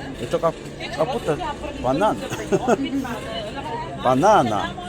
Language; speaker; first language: Russian; non-native, learner; Korean